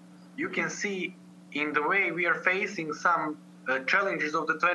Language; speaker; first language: English; non-native, fluent; Serbian